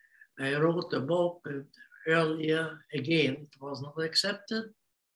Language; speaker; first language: English; non-native, fluent; Hungarian